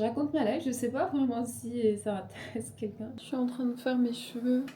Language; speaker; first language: French; non-native, fluent; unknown